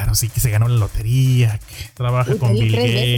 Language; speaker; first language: Spanish; native; Spanish